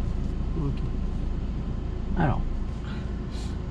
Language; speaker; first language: French; native; French